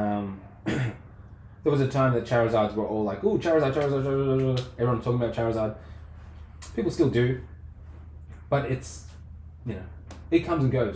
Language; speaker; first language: English; native; English